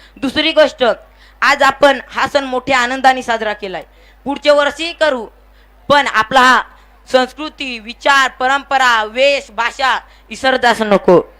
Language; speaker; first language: Marathi; non-native, local second language; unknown